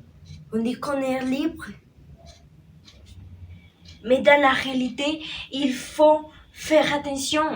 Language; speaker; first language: French; non-native, learner; Spanish